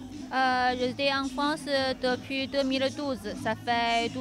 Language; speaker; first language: French; non-native, learner; Chinese